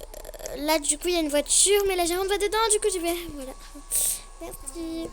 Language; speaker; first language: French; native; French